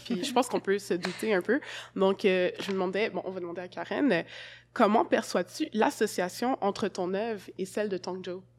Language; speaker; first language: French; native; French